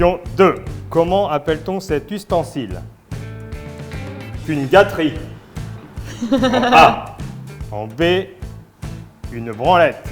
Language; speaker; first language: French; native; French